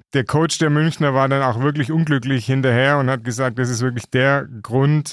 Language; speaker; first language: German; native; German